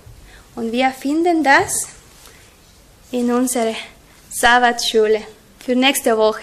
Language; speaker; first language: German; non-native, learner; Spanish